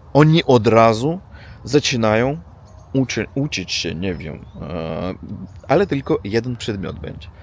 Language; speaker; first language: Polish; non-native, learner; Russian